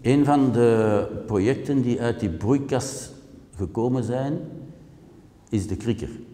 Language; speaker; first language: Dutch; native; Dutch